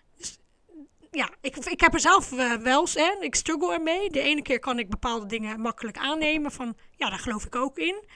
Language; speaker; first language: Dutch; early bilingual, other home language; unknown